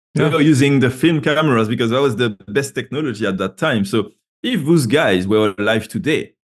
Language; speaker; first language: English; non-native, fluent; French